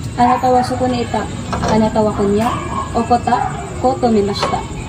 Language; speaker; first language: Japanese; non-native, learner; Filipino